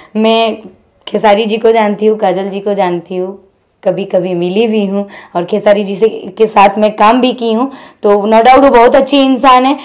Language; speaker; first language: Hindi; non-native, local second language; Bangla